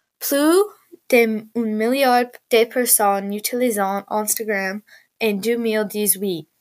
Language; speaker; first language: French; non-native, learner; English